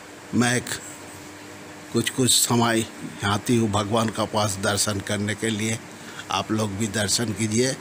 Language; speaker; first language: Hindi; non-native, local second language; Bangla